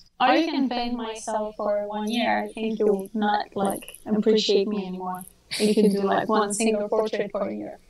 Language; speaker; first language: English; non-native, fluent; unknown